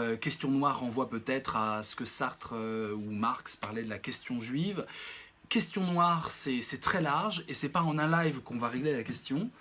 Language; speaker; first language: French; native; French